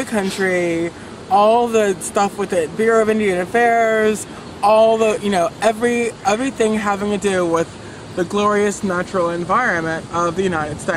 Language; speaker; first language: English; native; English